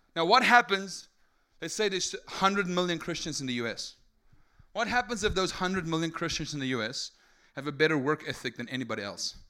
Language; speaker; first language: English; non-native, local second language; Afrikaans